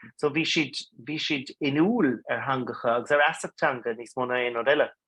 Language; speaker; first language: Irish; non-native, local second language; English